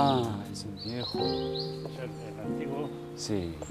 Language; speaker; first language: Spanish; non-native, learner; Korean